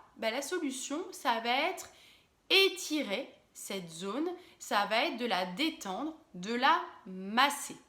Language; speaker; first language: French; native; French